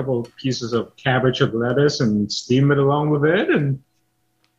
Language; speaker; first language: English; non-native, local second language; Cantonese